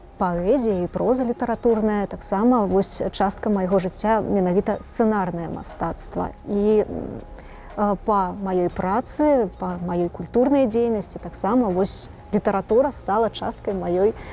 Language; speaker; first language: Belarusian; native; Belarusian